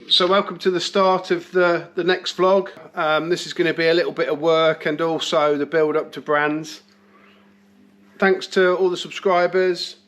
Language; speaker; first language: English; native; English